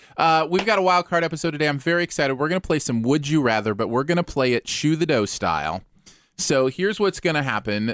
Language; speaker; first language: English; native; English